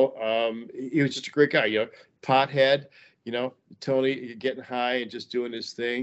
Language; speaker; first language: English; native; English